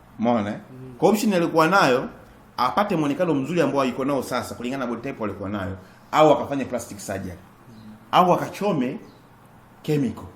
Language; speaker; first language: Swahili; native; Swahili